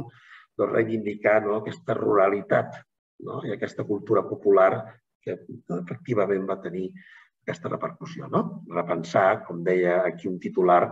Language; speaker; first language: Catalan; native; Catalan